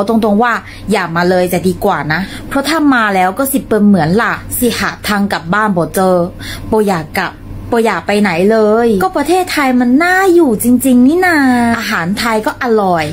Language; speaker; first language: Thai; non-native, fluent; Chinese